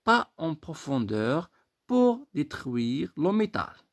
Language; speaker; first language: French; non-native, local second language; Arabic